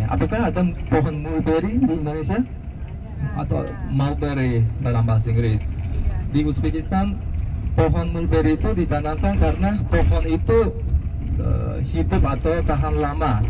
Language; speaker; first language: Indonesian; non-native, fluent; Uzbek